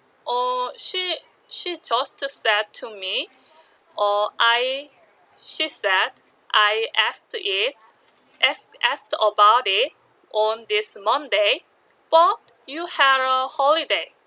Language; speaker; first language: English; non-native, learner; Korean